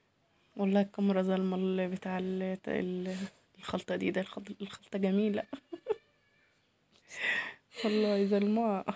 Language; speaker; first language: Arabic; native; Arabic